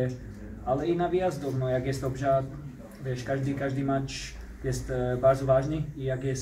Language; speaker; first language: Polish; non-native, learner; Slovak